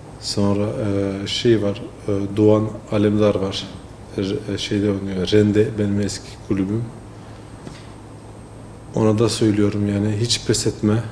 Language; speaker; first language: Turkish; early bilingual, heritage; French